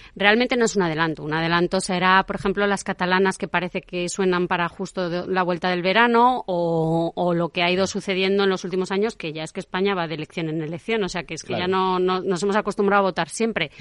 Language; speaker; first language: Spanish; native; Spanish